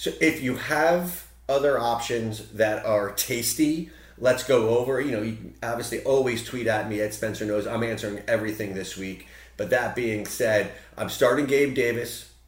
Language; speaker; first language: English; native; English